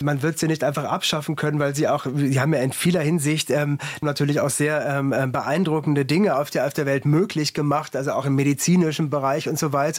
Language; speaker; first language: German; native; German